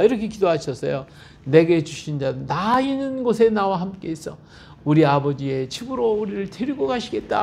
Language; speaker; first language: Korean; native; Korean